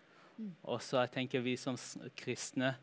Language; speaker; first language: Norwegian; early bilingual, heritage; Norwegian